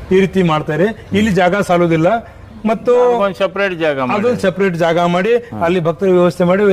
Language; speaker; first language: Kannada; non-native, local second language; Marathi